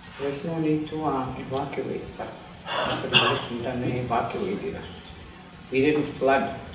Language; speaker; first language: English; native; English